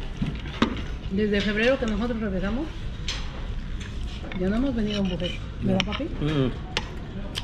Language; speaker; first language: Spanish; native; Spanish